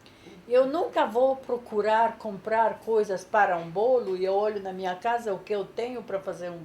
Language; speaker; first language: Portuguese; non-native, fluent; Polish